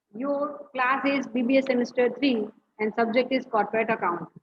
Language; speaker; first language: English; non-native, local second language; Gujarati